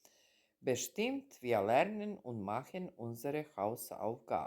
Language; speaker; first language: German; non-native, fluent; Serbian